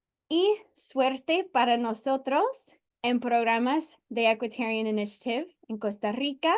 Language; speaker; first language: Spanish; non-native, fluent; English